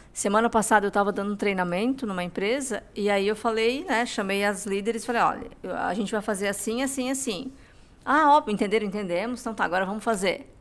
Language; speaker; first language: Portuguese; native; Portuguese